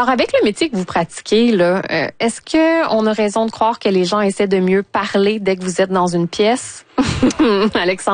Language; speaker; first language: French; native; French